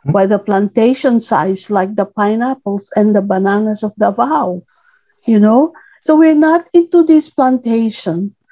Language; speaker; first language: English; non-native, local second language; Cebuano